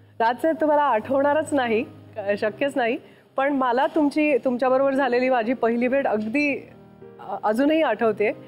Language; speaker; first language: Marathi; native; Marathi